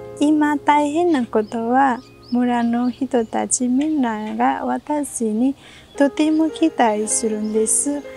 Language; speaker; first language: Japanese; non-native, learner; Nepali